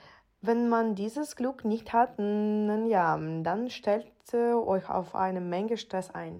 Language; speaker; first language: German; non-native, fluent; Ukrainian